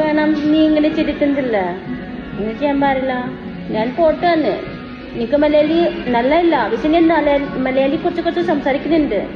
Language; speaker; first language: Malayalam; non-native, learner; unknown